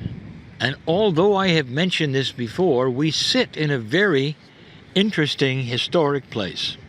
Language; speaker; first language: English; native; English